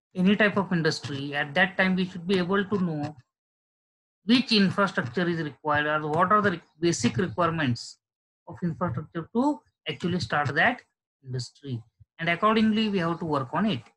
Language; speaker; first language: English; non-native, local second language; Marathi